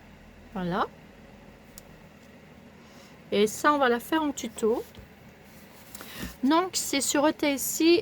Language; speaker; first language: French; native; French